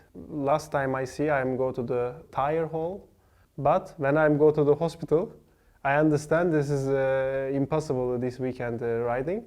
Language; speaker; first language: English; non-native, learner; Turkish